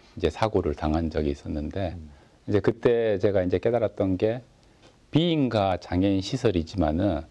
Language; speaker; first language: Korean; native; Korean